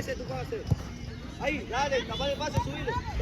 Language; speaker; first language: Spanish; native; Spanish